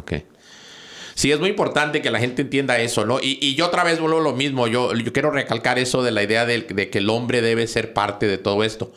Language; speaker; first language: Spanish; native; Spanish